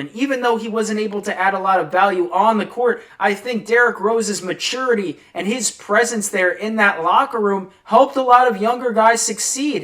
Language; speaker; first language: English; native; English